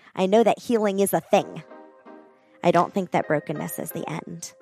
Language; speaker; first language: English; native; English